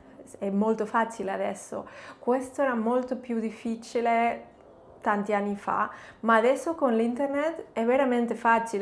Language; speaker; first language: Italian; non-native, fluent; Catalan